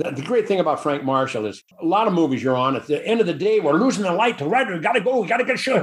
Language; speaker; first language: English; native; English